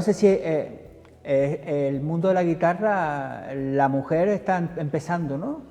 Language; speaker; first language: Spanish; native; Spanish